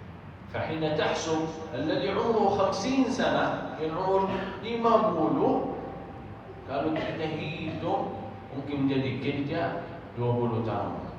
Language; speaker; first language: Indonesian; non-native, fluent; Arabic